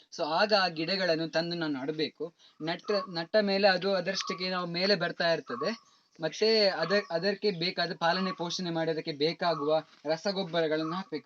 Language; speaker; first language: Kannada; non-native, local second language; Konkani